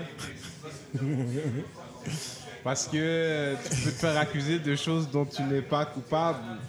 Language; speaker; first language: French; native; French